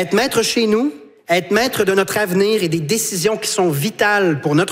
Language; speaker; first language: French; native; French